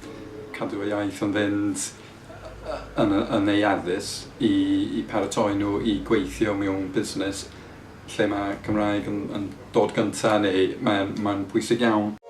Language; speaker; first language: Welsh; non-native, fluent; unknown